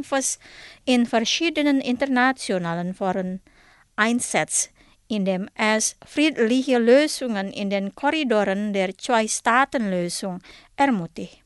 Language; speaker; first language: German; non-native, fluent; Indonesian